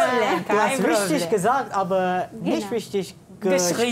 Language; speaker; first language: German; non-native, learner; Malay